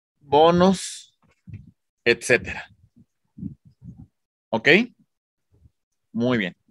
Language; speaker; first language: Spanish; native; Spanish